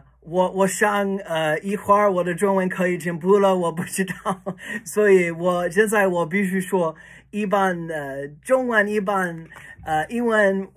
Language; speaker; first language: Chinese; non-native, learner; English